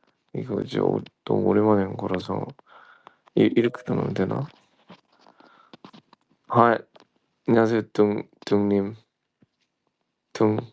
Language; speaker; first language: Korean; early bilingual, heritage; Korean